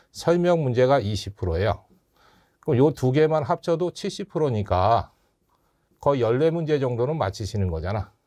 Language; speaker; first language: Korean; native; Korean